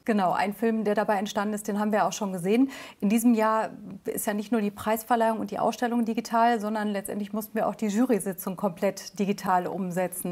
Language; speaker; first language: German; native; German